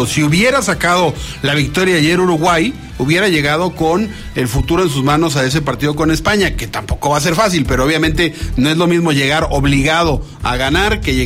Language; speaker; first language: Spanish; native; Spanish